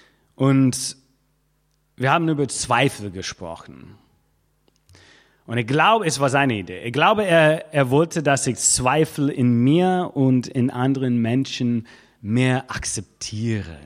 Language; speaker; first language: German; non-native, fluent; English